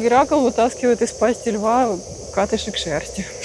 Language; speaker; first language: Russian; native; Russian